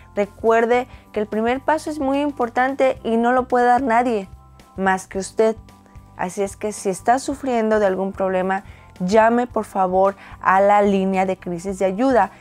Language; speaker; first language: Spanish; native; Spanish